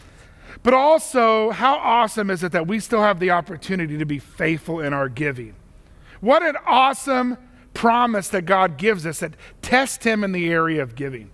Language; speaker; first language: English; native; English